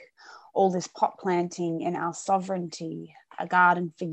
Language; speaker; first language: English; native; English